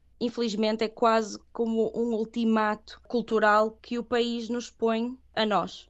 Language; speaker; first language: Portuguese; early bilingual, other home language; Catalan